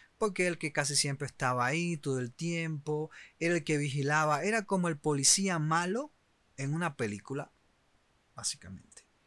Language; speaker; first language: Spanish; native; Spanish